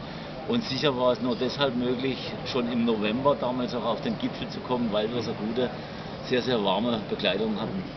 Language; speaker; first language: German; native; German